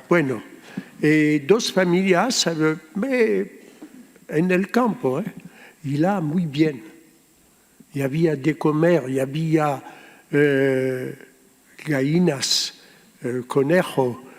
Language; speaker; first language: Spanish; early bilingual, heritage; Ladino